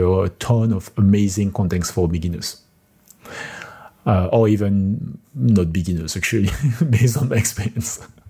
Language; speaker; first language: English; non-native, fluent; French